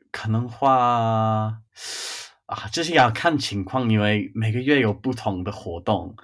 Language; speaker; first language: Chinese; non-native, fluent; English